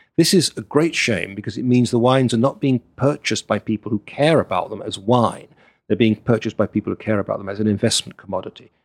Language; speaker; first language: English; native; English